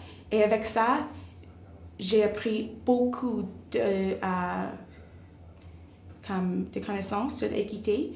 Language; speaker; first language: French; non-native, local second language; English